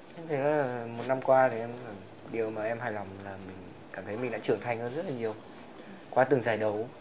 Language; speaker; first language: Vietnamese; native; Vietnamese